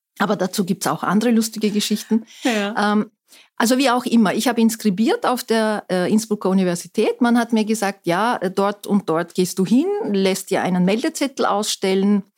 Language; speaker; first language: German; non-native, fluent; Turkish